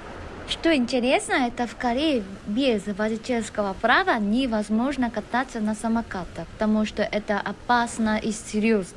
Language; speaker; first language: Russian; non-native, learner; Korean